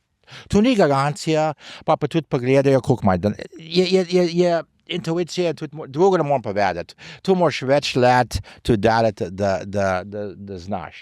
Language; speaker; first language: Slovenian; early bilingual, heritage; Slovenian